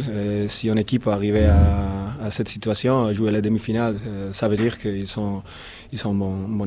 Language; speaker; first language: French; non-native, fluent; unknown